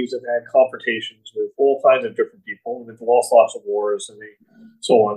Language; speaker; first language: English; native; English